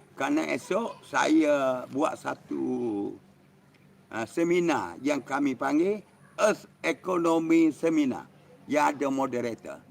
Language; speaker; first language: Malay; native; Malay